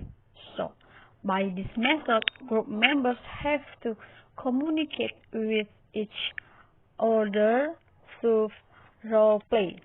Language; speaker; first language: English; non-native, learner; Indonesian